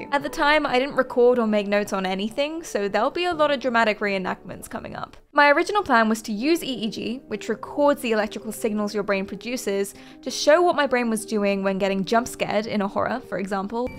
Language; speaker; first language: English; native; English